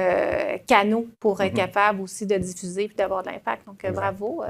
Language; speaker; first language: French; native; French